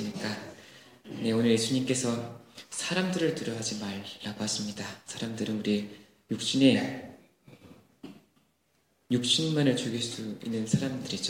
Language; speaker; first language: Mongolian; non-native, fluent; Korean